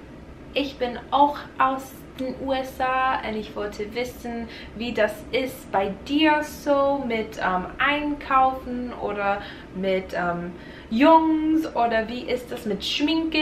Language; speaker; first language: German; non-native, fluent; English